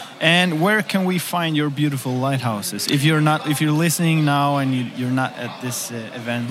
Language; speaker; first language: English; non-native, fluent; Swedish